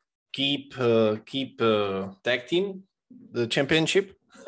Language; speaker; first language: English; non-native, learner; Czech